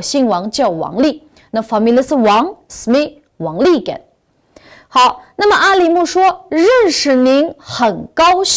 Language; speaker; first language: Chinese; non-native, local second language; Uyghur